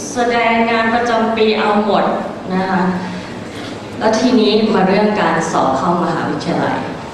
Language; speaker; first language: Thai; early bilingual, other home language; English